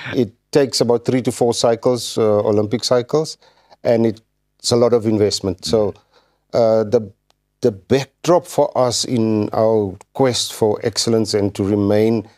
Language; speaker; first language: English; non-native, local second language; Afrikaans